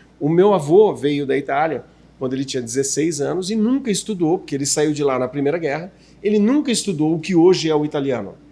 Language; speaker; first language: Portuguese; native; Portuguese